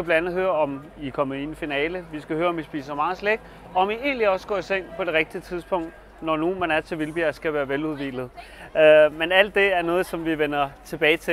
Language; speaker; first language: Danish; native; Danish